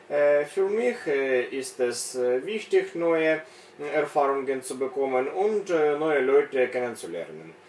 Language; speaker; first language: German; non-native, learner; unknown